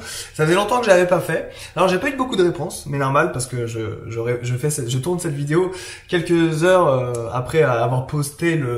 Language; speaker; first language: French; native; French